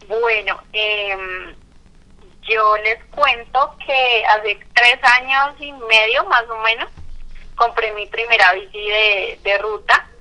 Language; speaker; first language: Spanish; non-native, fluent; French